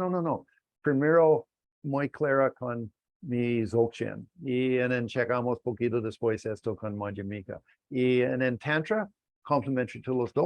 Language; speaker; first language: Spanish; non-native, learner; English